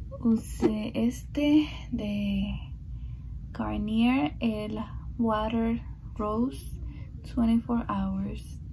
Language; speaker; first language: Spanish; early bilingual, heritage; Spanish